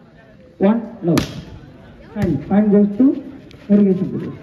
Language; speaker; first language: English; non-native, local second language; Tamil